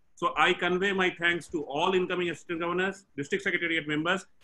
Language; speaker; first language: English; non-native, local second language; Bangla